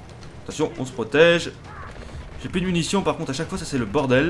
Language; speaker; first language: French; native; French